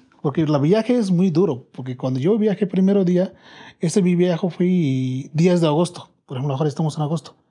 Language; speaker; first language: Spanish; non-native, learner; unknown